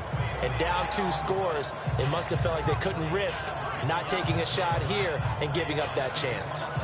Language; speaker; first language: English; native; English